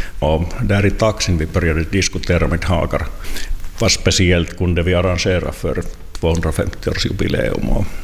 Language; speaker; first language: Swedish; non-native, local second language; Finnish